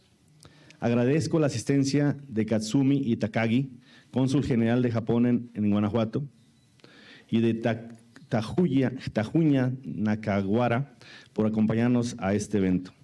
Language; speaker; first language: Spanish; native; Spanish